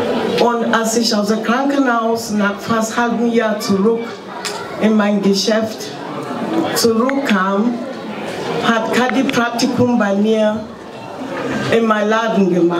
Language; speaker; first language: German; non-native, fluent; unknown